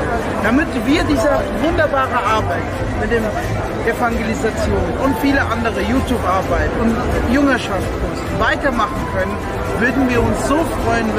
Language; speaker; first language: German; non-native, fluent; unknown